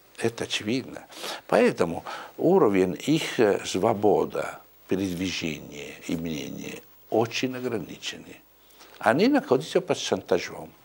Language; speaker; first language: Russian; non-native, fluent; Italian